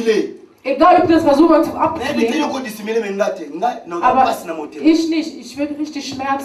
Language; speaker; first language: German; non-native, learner; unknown